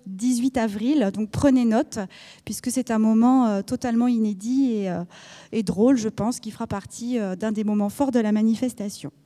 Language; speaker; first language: French; native; French